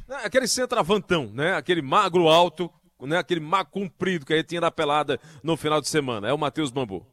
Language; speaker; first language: Portuguese; native; Portuguese